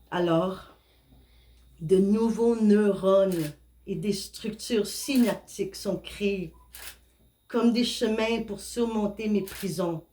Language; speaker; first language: French; non-native, fluent; Spanish